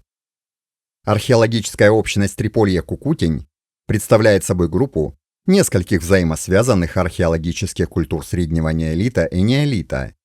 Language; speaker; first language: Russian; native; Russian